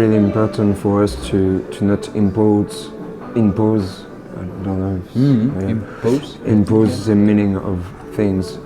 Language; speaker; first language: English; non-native, learner; French